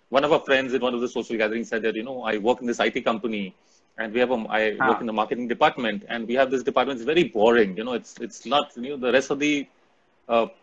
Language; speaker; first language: English; non-native, local second language; Hindi